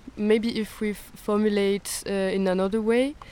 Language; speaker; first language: English; non-native, fluent; French